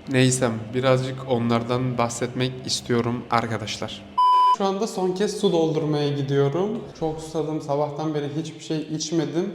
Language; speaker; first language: Turkish; native; Turkish